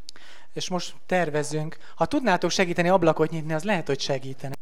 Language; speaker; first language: Hungarian; native; Hungarian